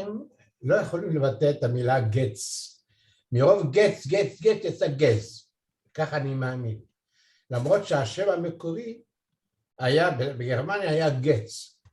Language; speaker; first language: Hebrew; early bilingual, other home language; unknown